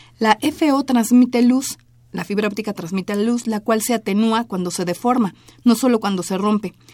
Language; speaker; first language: Spanish; native; Spanish